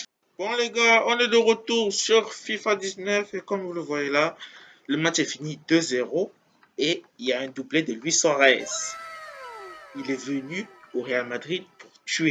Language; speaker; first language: French; native; French